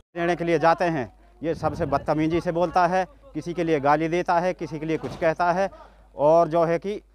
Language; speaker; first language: Hindi; native; Hindi